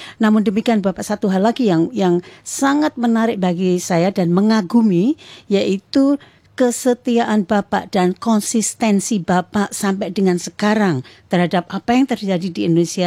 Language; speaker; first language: Indonesian; native; Indonesian